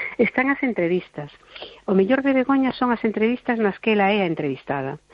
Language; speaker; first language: Galician; non-native, local second language; Spanish